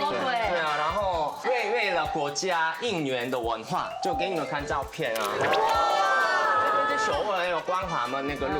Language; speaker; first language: Chinese; non-native, fluent; Korean